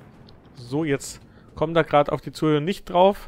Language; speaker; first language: German; native; German